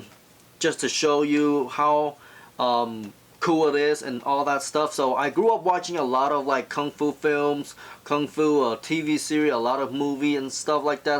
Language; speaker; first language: English; non-native, fluent; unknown